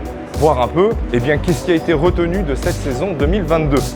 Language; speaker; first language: French; native; French